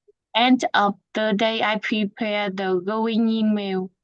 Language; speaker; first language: English; non-native, learner; Vietnamese